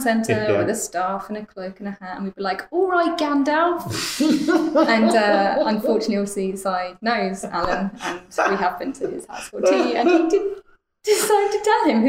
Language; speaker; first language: English; native; English